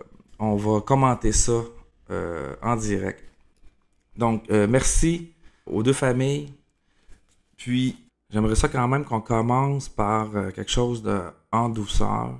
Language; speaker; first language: French; native; French